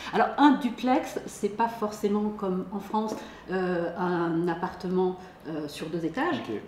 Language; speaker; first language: French; native; French